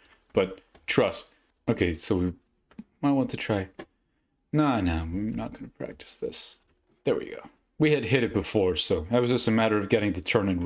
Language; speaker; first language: English; native; English